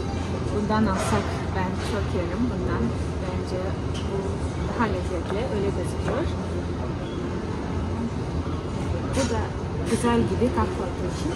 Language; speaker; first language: Turkish; non-native, fluent; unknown